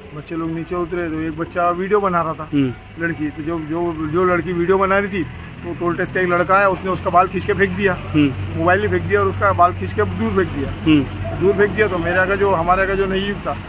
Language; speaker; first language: Hindi; non-native, local second language; Urdu